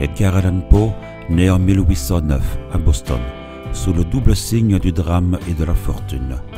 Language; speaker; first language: French; native; French